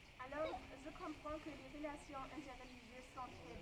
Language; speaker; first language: French; non-native, fluent; German